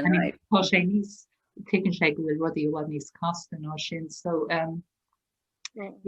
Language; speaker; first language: Irish; non-native, local second language; English